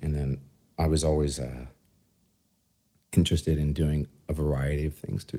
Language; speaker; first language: English; native; English